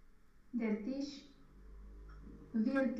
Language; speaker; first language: German; non-native, learner; Romanian